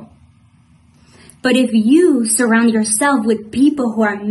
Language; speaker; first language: English; non-native, fluent; Spanish